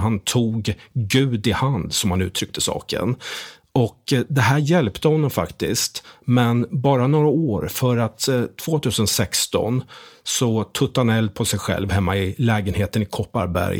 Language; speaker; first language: Swedish; native; Swedish